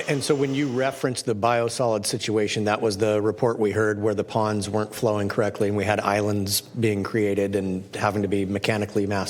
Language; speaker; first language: English; native; English